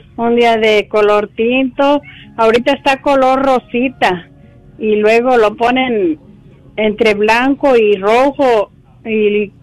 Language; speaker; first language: Spanish; native; Spanish